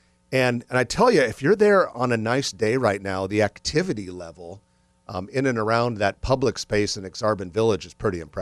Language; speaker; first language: English; native; English